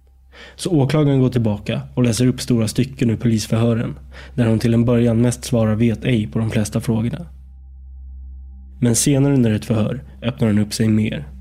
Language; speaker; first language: Swedish; native; Swedish